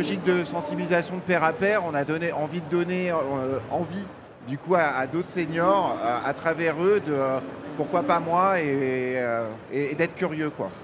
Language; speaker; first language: French; native; French